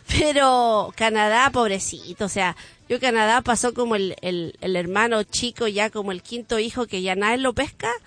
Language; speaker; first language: Spanish; native; Spanish